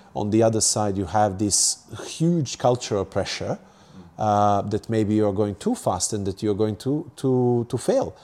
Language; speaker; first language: English; non-native, fluent; Serbian